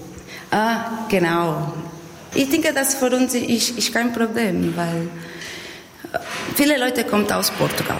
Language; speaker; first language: German; non-native, learner; Portuguese